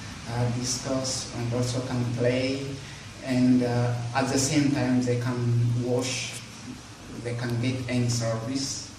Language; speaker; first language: English; non-native, learner; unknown